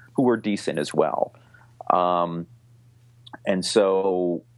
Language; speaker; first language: English; native; English